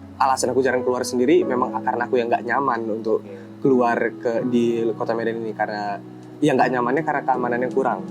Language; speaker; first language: Indonesian; native; Indonesian